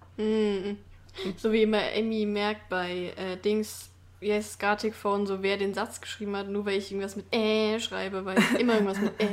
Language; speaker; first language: German; native; German